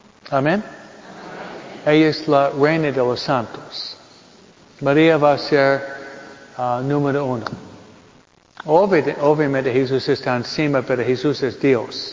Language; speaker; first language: Spanish; non-native, fluent; English